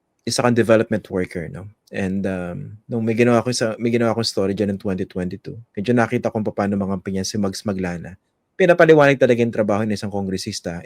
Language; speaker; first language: Filipino; native; Filipino